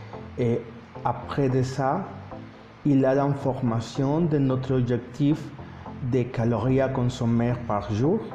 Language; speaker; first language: French; non-native, learner; Spanish